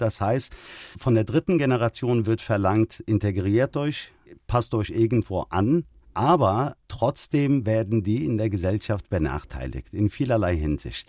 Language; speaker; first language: German; early bilingual, other home language; Turkish